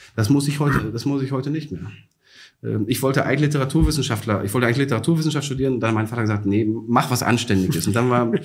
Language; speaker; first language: German; native; German